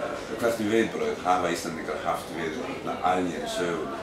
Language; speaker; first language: Icelandic; non-native, fluent; French